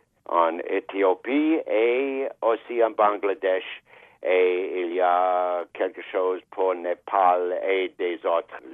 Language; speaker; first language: French; non-native, fluent; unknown